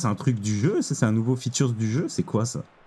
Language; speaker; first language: French; native; French